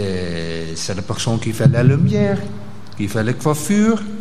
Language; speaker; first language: French; non-native, local second language; Dutch